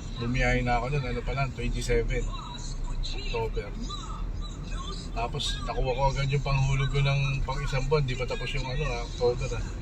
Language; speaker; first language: Filipino; native; Filipino